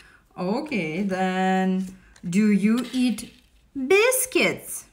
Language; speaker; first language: English; non-native, fluent; Russian